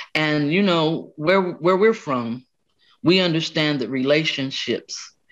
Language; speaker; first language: English; native; English